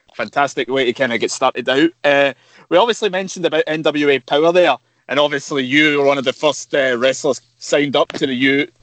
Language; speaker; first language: English; native; English